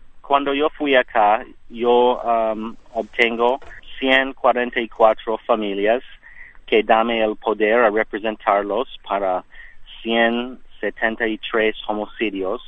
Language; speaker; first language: Spanish; non-native, learner; English